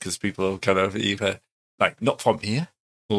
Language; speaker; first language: English; native; English